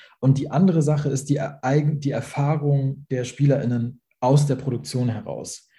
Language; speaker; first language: German; early bilingual, other home language; Persian